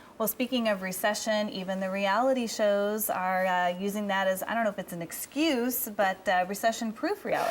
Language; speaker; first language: English; native; English